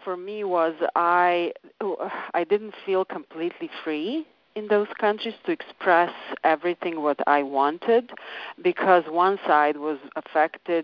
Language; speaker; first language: English; non-native, fluent; Serbian